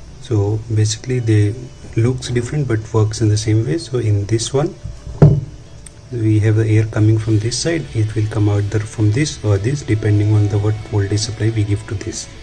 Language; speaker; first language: English; non-native, local second language; Hindi